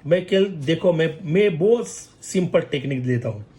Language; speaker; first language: Hindi; non-native, local second language; Marathi